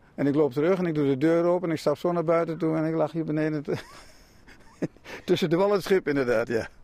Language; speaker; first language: Dutch; native; Dutch